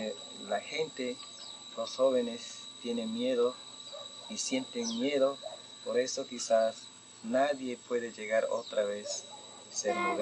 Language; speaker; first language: Spanish; non-native, local second language; Shipibo-Conibo